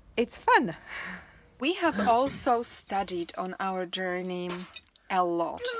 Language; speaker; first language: English; non-native, fluent; Slovak